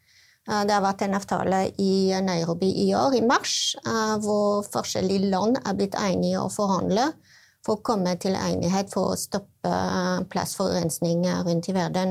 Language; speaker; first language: Norwegian; non-native, fluent; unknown